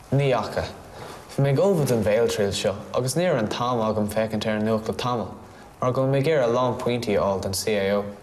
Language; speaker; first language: Irish; non-native, local second language; English